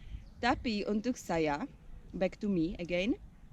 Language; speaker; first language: Indonesian; non-native, learner; Czech